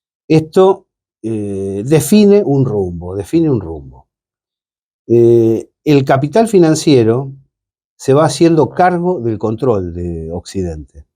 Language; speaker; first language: Spanish; native; Spanish